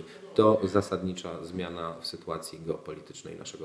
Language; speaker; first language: Polish; native; Polish